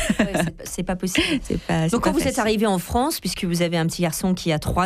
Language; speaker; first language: French; native; French